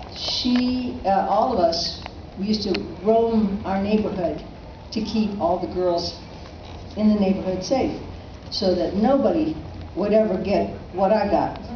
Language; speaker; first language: English; native; English